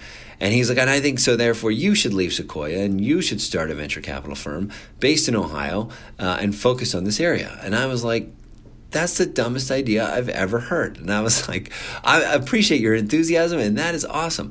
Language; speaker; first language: English; native; English